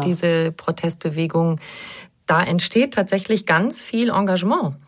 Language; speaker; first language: German; native; German